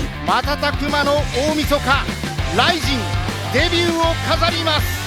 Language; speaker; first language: Japanese; native; Japanese